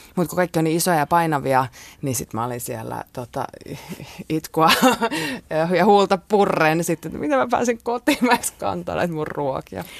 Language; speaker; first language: Finnish; native; Finnish